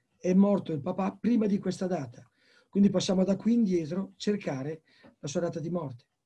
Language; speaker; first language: Italian; native; Italian